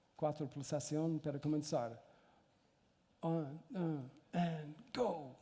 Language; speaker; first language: Spanish; non-native, learner; English